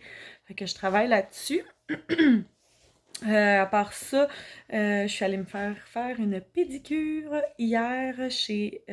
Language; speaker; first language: French; native; French